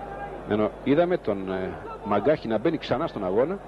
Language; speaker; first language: Greek; native; Greek